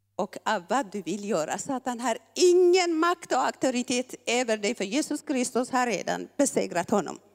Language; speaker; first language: Swedish; non-native, fluent; Tigrinya